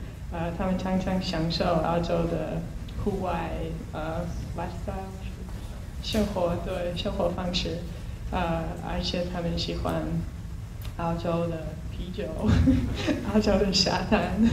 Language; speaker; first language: Chinese; non-native, fluent; English